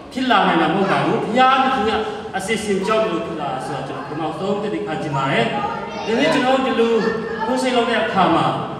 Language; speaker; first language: Burmese; non-native, local second language; Tedim Chin